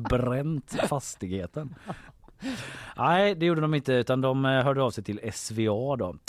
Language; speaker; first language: Swedish; native; Swedish